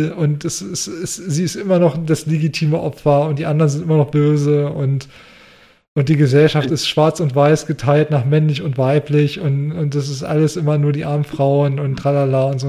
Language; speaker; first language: German; native; German